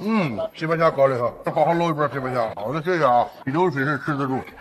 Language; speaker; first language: Chinese; native; Chinese